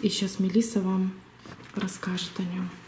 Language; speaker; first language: Russian; native; Russian